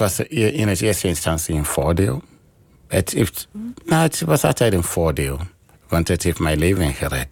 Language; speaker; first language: Dutch; non-native, fluent; English